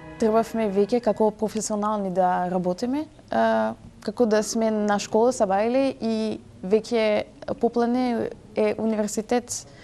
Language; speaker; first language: Macedonian; early bilingual, heritage; French